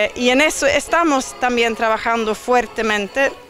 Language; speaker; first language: Spanish; non-native, fluent; Swedish